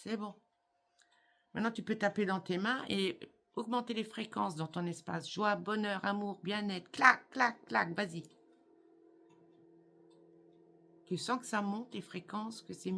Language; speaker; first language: French; native; French